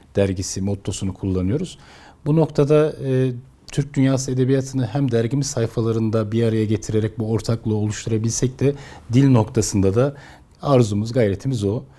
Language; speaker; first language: Turkish; native; Turkish